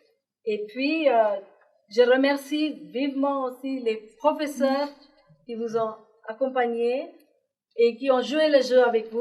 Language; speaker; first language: French; non-native, fluent; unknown